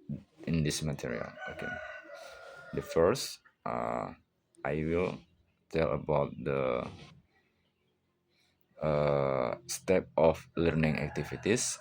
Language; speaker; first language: English; non-native, learner; Indonesian